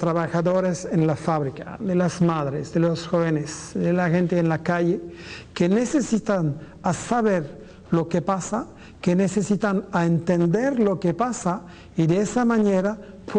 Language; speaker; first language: Spanish; non-native, fluent; French